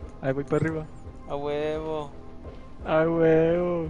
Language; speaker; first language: Spanish; early bilingual, other home language; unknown